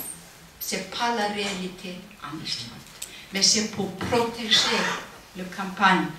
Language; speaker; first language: French; non-native, fluent; Icelandic